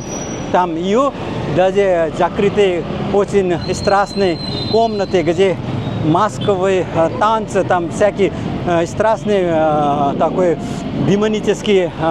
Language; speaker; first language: Russian; non-native, fluent; Nepali